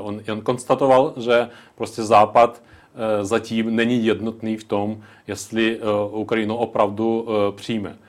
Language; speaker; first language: Czech; non-native, local second language; Ukrainian